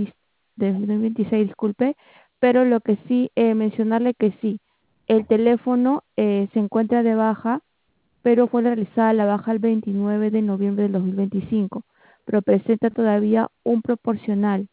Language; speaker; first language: Spanish; native; Spanish